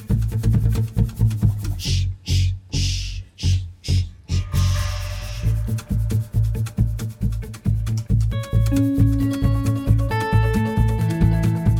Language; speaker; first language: English; non-native, fluent; Spanish